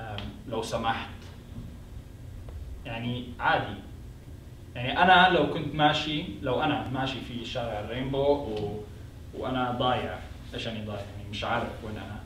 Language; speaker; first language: Arabic; native; Arabic